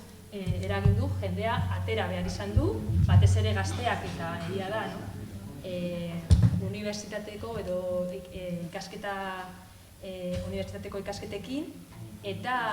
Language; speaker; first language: Basque; non-native, local second language; Spanish